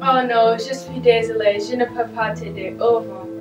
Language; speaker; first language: French; non-native, learner; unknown